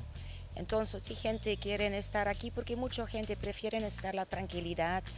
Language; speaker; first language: Spanish; non-native, learner; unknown